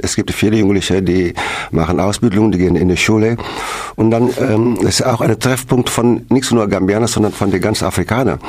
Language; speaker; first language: German; non-native, learner; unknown